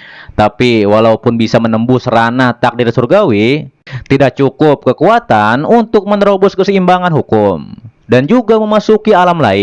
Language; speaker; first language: Indonesian; native; Indonesian